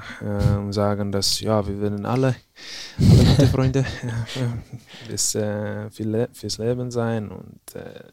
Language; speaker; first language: German; non-native, fluent; Czech